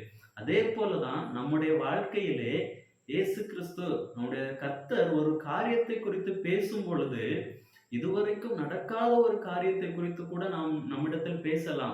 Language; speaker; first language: Tamil; native; Tamil